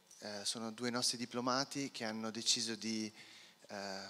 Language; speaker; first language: Italian; native; Italian